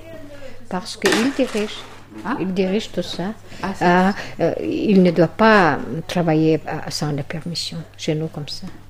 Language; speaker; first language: French; non-native, fluent; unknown